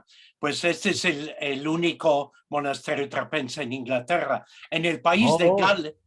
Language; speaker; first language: Spanish; non-native, fluent; English